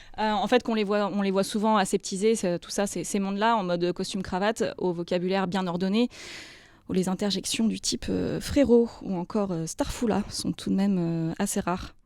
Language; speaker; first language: French; native; French